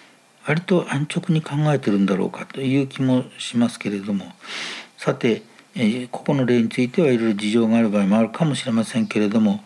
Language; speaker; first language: Japanese; native; Japanese